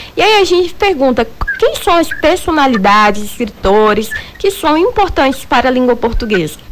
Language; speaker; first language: Portuguese; native; Portuguese